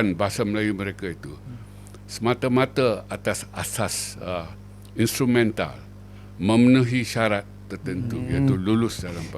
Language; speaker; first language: Malay; native; Malay